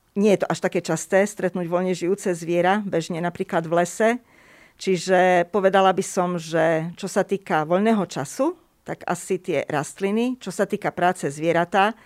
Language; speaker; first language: Slovak; native; Slovak